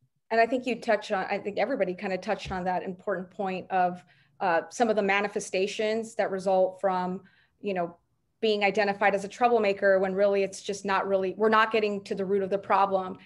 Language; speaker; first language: English; native; English